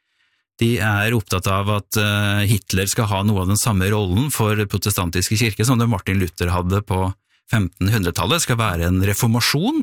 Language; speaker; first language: Norwegian; native; Norwegian